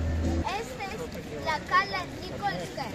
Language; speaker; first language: Spanish; non-native, learner; Russian